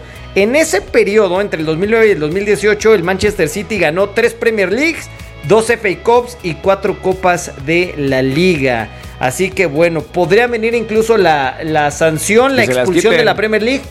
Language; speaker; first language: Spanish; native; Spanish